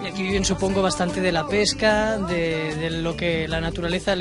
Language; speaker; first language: Spanish; native; Spanish